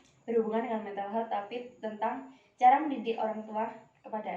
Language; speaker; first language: Indonesian; native; Indonesian